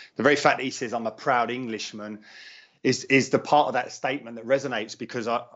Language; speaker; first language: English; native; English